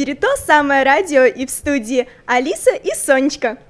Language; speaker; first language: Russian; native; Russian